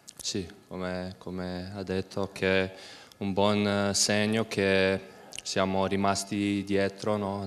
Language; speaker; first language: Italian; non-native, learner; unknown